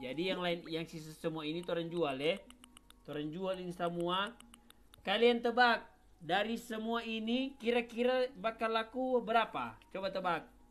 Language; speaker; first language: Indonesian; non-native, fluent; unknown